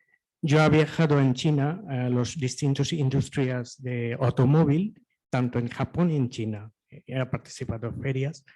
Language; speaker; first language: Spanish; non-native, learner; Bangla